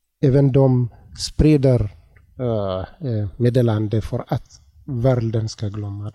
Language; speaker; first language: Swedish; non-native, learner; Tigrinya